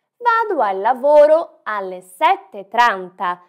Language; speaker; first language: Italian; non-native, fluent; Portuguese